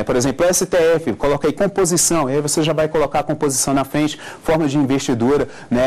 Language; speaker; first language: Portuguese; native; Portuguese